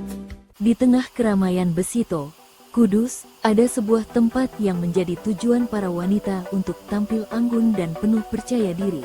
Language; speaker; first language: Indonesian; native; Indonesian